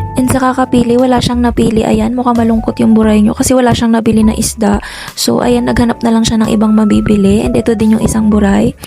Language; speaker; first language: Filipino; native; Filipino